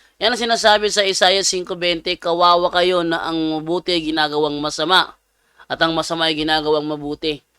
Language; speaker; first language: Filipino; non-native, local second language; Cebuano